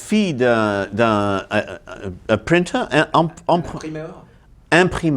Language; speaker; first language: French; non-native, fluent; English